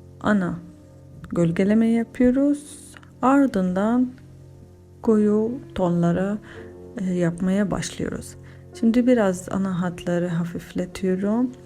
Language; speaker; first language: Turkish; non-native, fluent; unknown